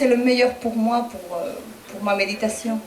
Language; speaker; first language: French; non-native, learner; Spanish